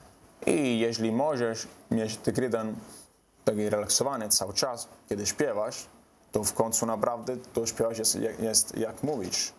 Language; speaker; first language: Polish; non-native, learner; Italian